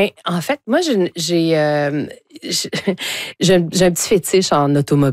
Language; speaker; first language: French; native; French